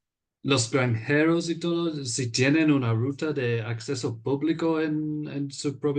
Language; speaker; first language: Spanish; non-native, fluent; English